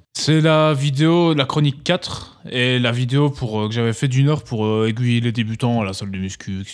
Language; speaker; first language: French; native; French